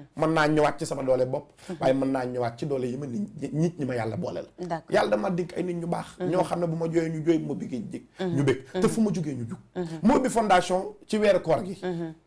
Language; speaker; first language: Wolof; native; Wolof